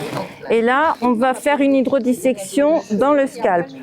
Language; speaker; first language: French; native; French